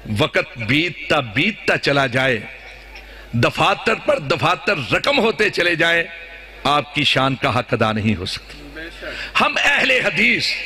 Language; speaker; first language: Urdu; non-native, local second language; Punjabi